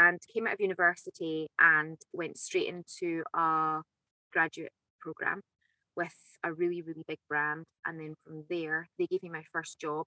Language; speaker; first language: English; native; English